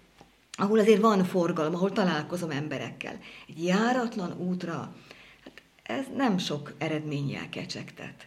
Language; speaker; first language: Hungarian; native; Hungarian